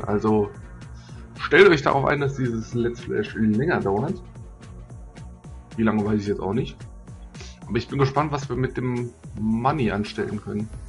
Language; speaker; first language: German; native; German